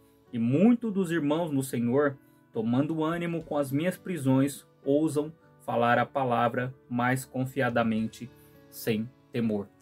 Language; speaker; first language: Portuguese; native; Portuguese